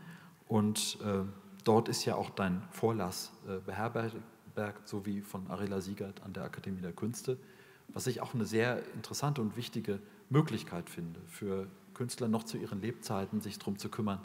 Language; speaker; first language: German; native; German